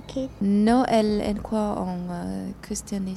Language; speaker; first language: French; non-native, fluent; Thai